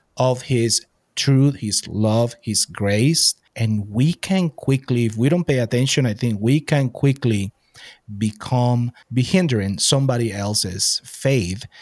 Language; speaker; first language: English; non-native, fluent; Spanish